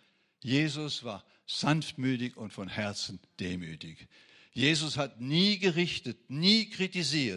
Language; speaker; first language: German; non-native, fluent; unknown